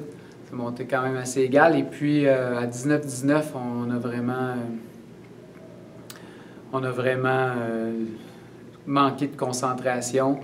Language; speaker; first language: French; native; French